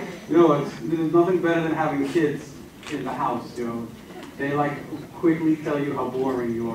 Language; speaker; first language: English; early bilingual, other home language; Spanish